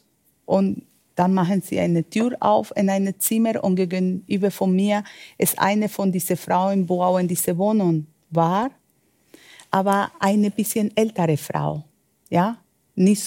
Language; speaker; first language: German; non-native, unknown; Spanish